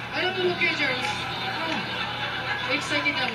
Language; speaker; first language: Filipino; non-native, learner; Japanese